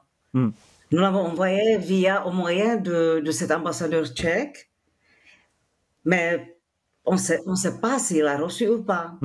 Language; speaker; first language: French; non-native, fluent; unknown